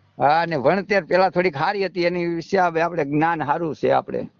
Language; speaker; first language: Gujarati; native; Gujarati